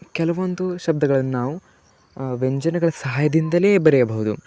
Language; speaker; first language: Kannada; non-native, local second language; Lambadi